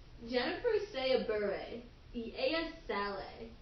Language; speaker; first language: Spanish; non-native, learner; English